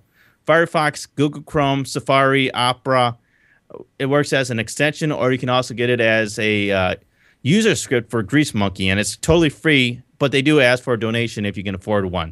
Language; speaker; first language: English; native; English